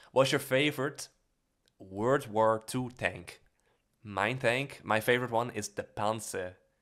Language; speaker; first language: English; non-native, fluent; Dutch